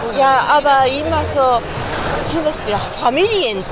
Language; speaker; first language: German; non-native, learner; Japanese